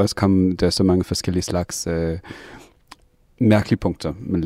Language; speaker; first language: Danish; non-native, fluent; English